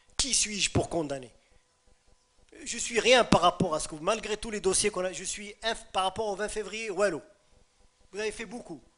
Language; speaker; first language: French; non-native, local second language; Arabic